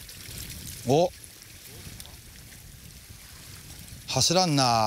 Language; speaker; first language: Japanese; native; Japanese